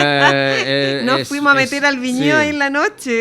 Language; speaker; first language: Spanish; native; Spanish